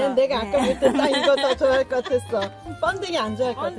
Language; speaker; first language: Korean; native; Korean